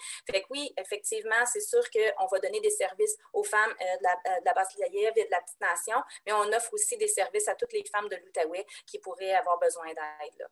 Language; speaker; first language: French; native; French